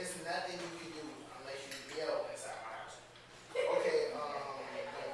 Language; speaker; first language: English; native; English